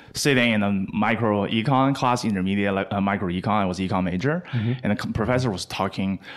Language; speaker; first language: English; non-native, fluent; Chinese